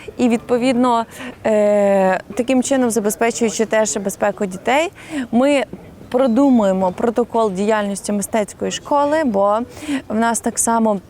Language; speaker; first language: Ukrainian; native; Ukrainian